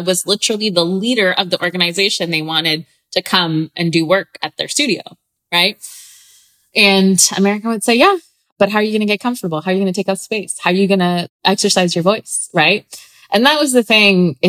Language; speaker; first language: English; native; English